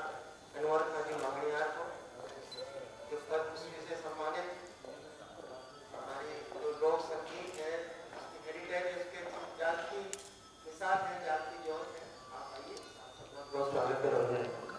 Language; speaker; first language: Hindi; native; Hindi